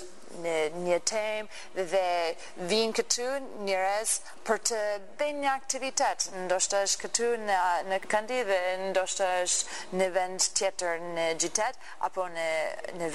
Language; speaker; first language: Albanian; non-native, learner; English